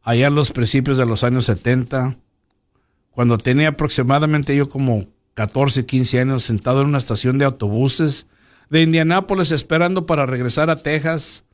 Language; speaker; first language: Spanish; early bilingual, heritage; Spanish